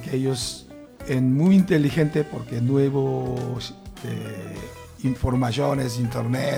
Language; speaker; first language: Spanish; non-native, learner; Korean